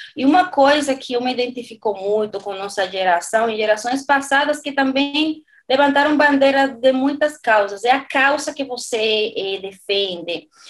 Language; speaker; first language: Portuguese; non-native, fluent; Spanish